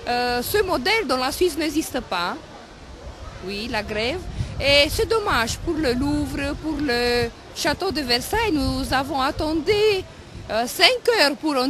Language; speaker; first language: French; non-native, learner; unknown